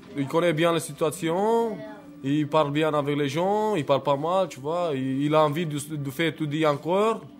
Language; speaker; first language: French; non-native, learner; Romany